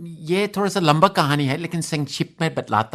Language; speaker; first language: Hindi; non-native, fluent; English